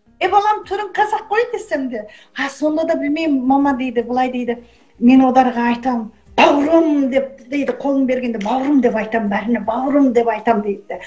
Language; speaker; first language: Kazakh; early bilingual, heritage; Kazakh